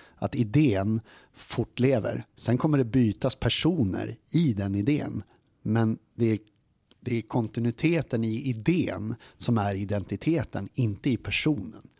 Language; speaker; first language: Swedish; native; Swedish